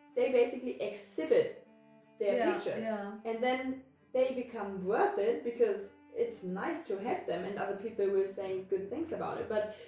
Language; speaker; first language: English; non-native, fluent; German